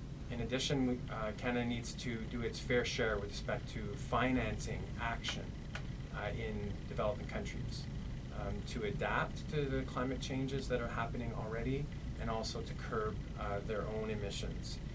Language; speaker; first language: English; native; English